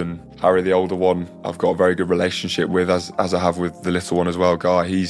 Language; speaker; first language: English; native; English